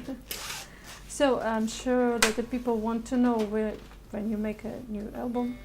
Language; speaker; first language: English; non-native, learner; Russian